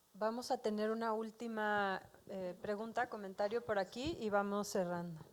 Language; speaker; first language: Spanish; native; Spanish